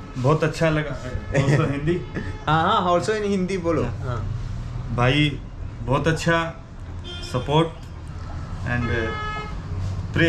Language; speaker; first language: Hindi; non-native, learner; Malayalam